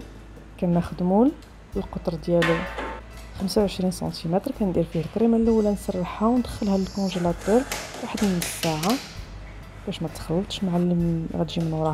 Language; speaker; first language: Arabic; native; Arabic